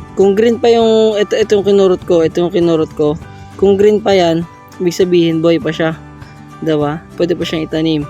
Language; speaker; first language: Filipino; non-native, local second language; Cebuano